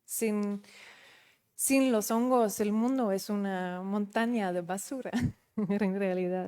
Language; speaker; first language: Spanish; non-native, fluent; Dutch